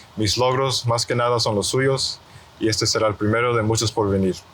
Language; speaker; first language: Spanish; early bilingual, heritage; Spanish